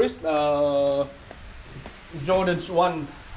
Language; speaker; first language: English; non-native, learner; Vietnamese